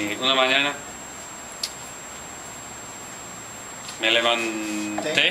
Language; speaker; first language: Spanish; non-native, learner; English